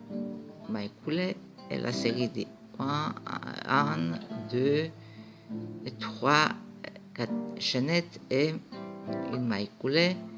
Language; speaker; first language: French; non-native, fluent; Greek